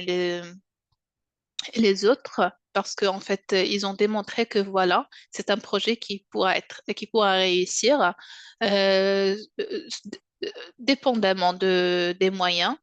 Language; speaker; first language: French; non-native, local second language; Arabic